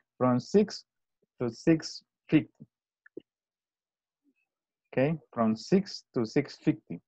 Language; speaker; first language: English; non-native, fluent; Spanish